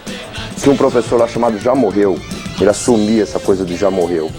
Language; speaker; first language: Portuguese; native; Portuguese